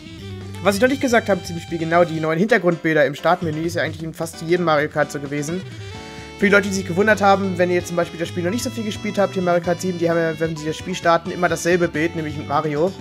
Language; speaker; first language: German; native; German